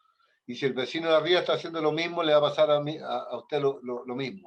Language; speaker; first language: Spanish; native; Spanish